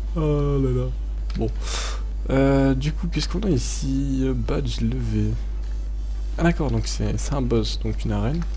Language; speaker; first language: French; native; French